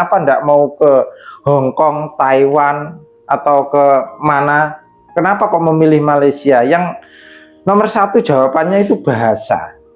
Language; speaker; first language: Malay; non-native, local second language; Javanese